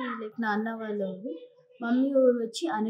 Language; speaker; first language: Telugu; non-native, local second language; Kannada